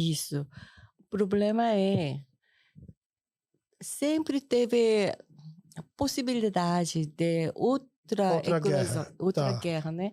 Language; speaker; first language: Portuguese; non-native, fluent; Korean